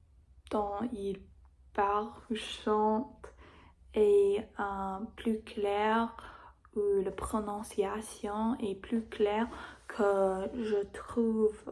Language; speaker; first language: French; non-native, learner; English